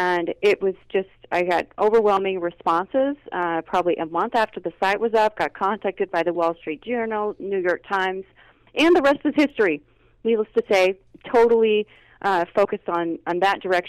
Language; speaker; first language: English; native; English